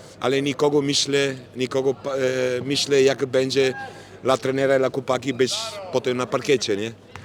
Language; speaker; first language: Polish; non-native, fluent; Italian